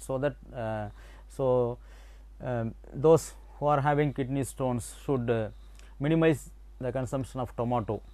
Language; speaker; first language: English; non-native, local second language; Tamil